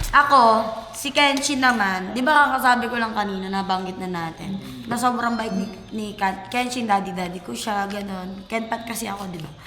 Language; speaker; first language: Filipino; native; Filipino